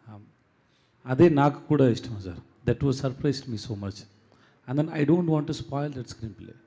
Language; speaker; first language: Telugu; non-native, learner; Tamil